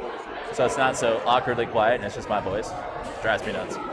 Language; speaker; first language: English; native; English